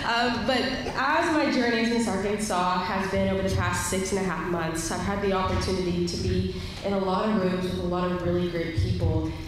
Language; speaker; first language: English; native; English